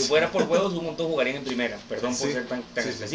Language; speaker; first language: Spanish; native; Spanish